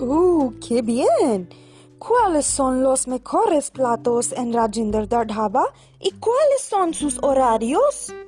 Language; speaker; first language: Spanish; non-native, learner; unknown